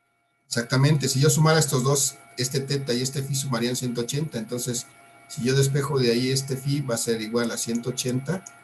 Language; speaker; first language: Spanish; native; Spanish